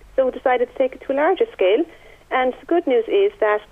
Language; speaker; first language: English; native; English